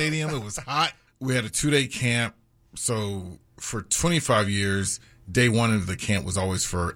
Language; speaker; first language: English; native; English